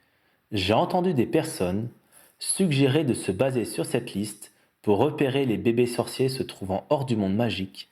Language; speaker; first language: French; native; French